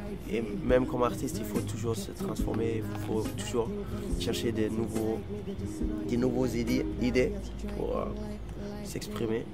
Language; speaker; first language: French; non-native, fluent; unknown